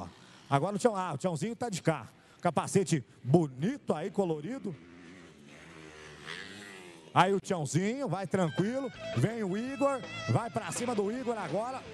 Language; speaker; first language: Portuguese; native; Portuguese